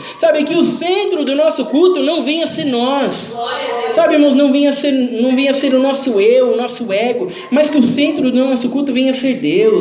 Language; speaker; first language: Portuguese; native; Portuguese